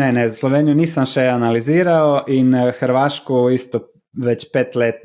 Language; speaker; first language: Slovenian; non-native, learner; Croatian